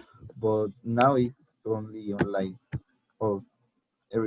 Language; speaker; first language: English; non-native, learner; Spanish